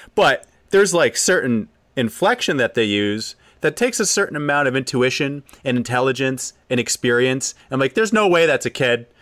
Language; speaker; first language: English; native; English